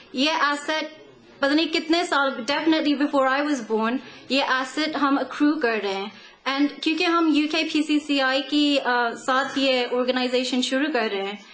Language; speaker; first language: Urdu; early bilingual, heritage; Urdu